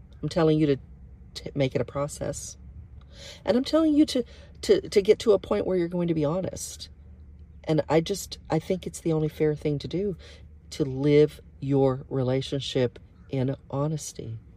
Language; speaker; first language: English; native; English